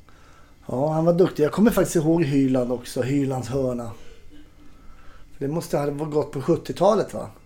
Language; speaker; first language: Swedish; native; Swedish